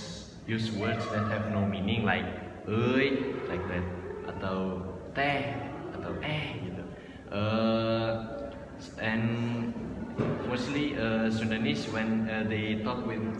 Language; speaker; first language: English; non-native, learner; Sundanese